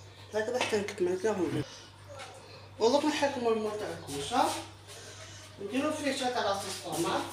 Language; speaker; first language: Arabic; native; Arabic